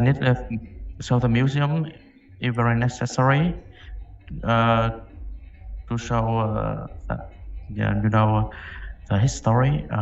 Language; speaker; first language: English; non-native, learner; Vietnamese